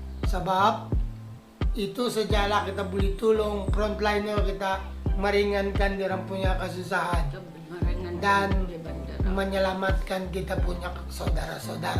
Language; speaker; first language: Indonesian; non-native, fluent; Filipino